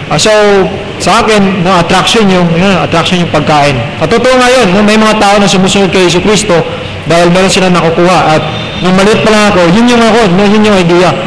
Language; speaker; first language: Filipino; non-native, local second language; Cebuano